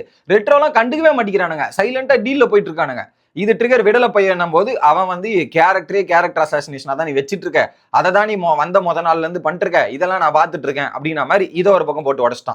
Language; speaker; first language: Tamil; native; Tamil